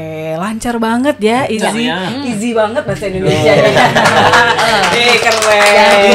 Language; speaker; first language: Indonesian; native; Indonesian